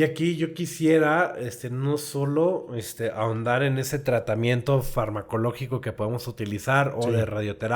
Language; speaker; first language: Spanish; native; Spanish